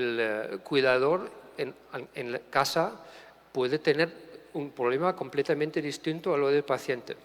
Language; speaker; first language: Spanish; non-native, fluent; German